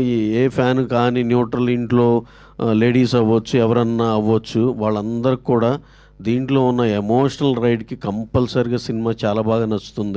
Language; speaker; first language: Telugu; native; Telugu